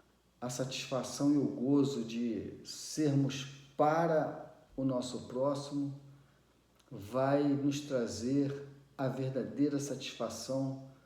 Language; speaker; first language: Portuguese; native; Portuguese